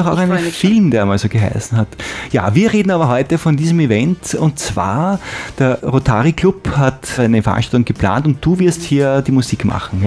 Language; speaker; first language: German; native; German